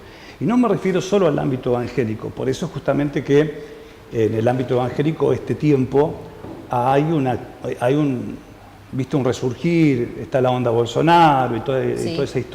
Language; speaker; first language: Spanish; native; Spanish